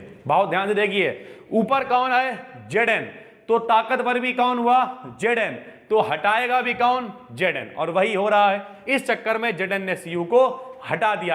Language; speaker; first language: Hindi; native; Hindi